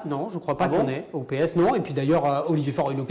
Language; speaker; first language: French; native; French